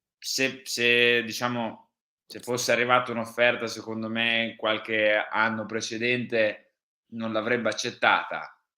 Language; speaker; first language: Italian; native; Italian